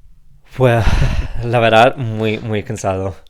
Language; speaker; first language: Spanish; non-native, fluent; English